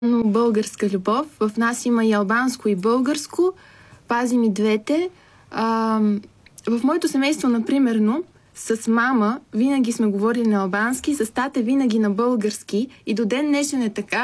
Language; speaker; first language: Bulgarian; early bilingual, heritage; Albanian